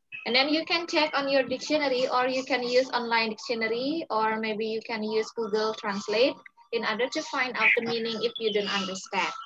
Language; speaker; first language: English; non-native, fluent; Balinese